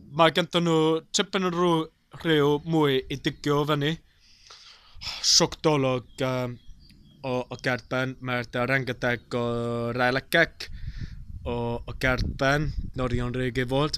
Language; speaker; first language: Welsh; non-native, learner; English